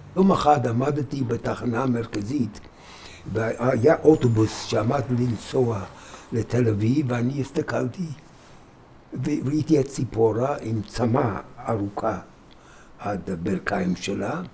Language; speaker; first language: Hebrew; non-native, fluent; English